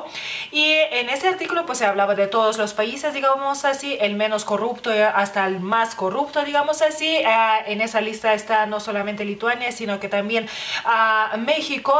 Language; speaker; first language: Spanish; non-native, fluent; Lithuanian